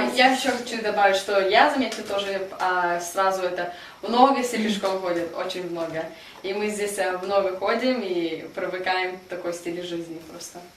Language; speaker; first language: Russian; early bilingual, heritage; Russian